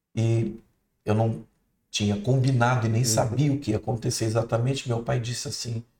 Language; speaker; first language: Portuguese; native; Portuguese